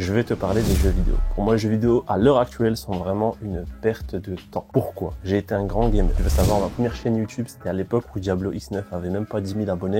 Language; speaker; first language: French; native; French